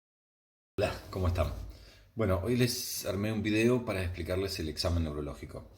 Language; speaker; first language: Spanish; native; Spanish